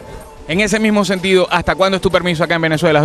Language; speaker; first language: Spanish; native; Spanish